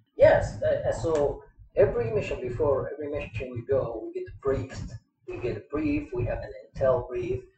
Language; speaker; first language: English; non-native, fluent; Arabic